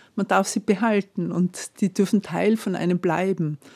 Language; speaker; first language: German; native; German